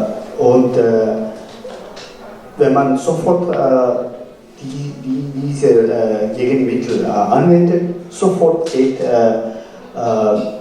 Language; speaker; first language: German; non-native, fluent; Tibetan